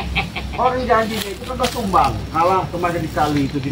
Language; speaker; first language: Indonesian; native; Indonesian